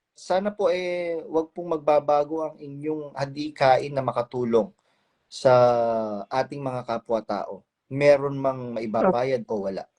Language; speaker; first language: Filipino; native; Filipino